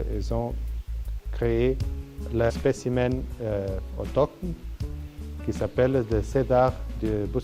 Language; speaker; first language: French; non-native, fluent; Portuguese